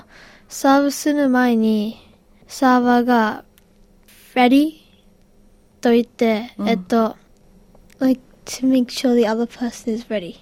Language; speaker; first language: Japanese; early bilingual, heritage; Japanese